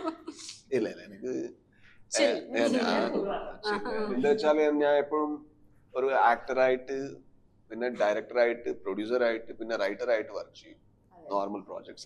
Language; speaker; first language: Malayalam; non-native, learner; Kannada